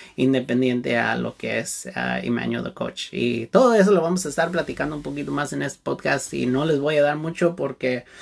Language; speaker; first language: Spanish; early bilingual, heritage; Spanish